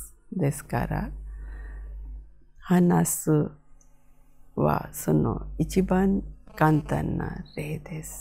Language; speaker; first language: Japanese; non-native, fluent; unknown